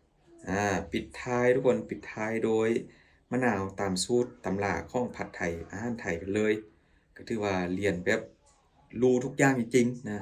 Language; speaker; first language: Thai; non-native, local second language; Northeastern Thai